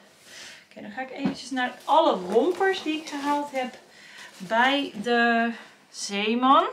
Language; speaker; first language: Dutch; native; Dutch